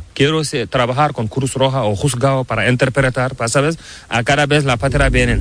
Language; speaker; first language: Spanish; non-native, learner; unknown